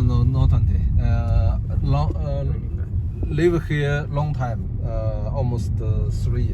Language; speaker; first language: English; non-native, learner; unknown